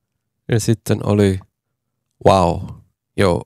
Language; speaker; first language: Finnish; non-native, learner; English